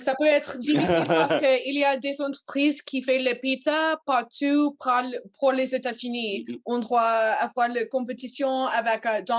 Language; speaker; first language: French; non-native, learner; English